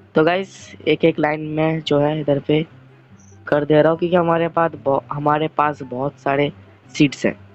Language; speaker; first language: Hindi; non-native, local second language; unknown